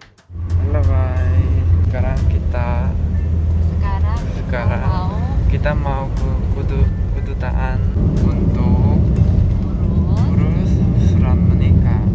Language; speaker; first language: Indonesian; non-native, learner; Korean